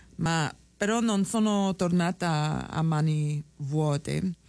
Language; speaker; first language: Italian; early bilingual, heritage; Italian